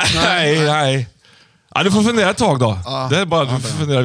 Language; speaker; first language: Swedish; native; Swedish